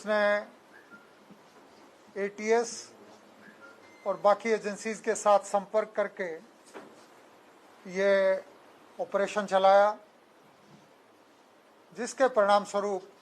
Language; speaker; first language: Hindi; non-native, local second language; Gujarati